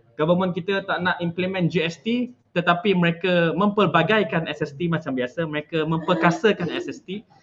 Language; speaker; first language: Malay; native; Malay